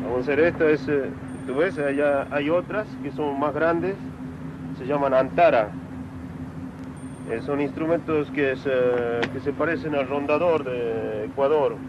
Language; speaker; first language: Spanish; non-native, local second language; Quechua